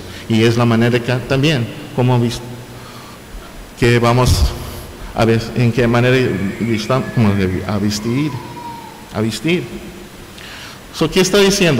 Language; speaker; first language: Spanish; non-native, fluent; English